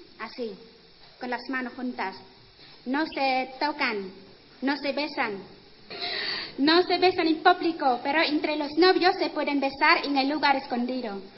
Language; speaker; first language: Spanish; non-native, learner; Khmer